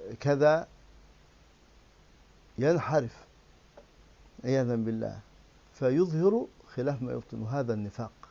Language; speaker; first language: Arabic; native; Arabic